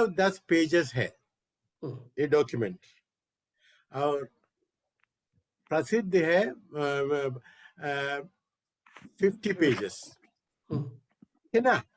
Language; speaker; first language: Hindi; non-native, local second language; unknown